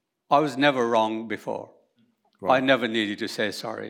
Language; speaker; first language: English; early bilingual, other home language; Urdu